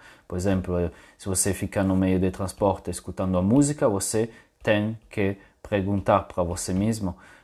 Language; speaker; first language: Portuguese; non-native, fluent; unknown